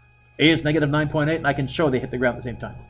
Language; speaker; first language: English; native; English